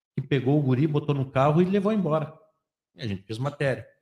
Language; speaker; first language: Portuguese; native; Portuguese